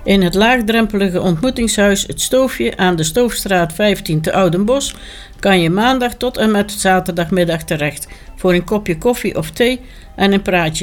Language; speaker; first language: Dutch; native; Dutch